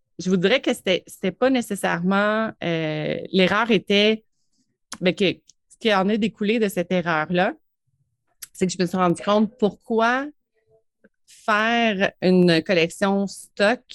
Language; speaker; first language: French; native; French